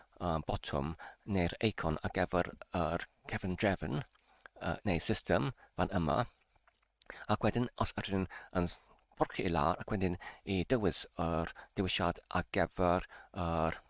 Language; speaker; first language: Welsh; non-native, learner; English